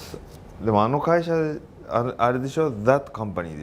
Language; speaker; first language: Japanese; native; Japanese